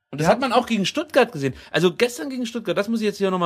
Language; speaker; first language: German; native; German